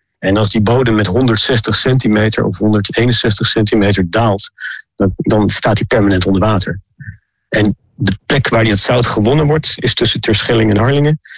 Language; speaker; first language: Dutch; native; Dutch